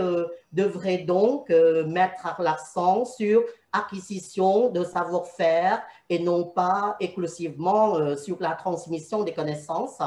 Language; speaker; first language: French; non-native, fluent; Thai